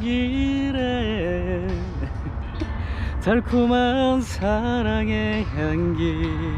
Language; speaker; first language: Korean; native; Korean